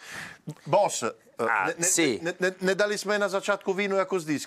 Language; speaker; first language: Czech; non-native, learner; Italian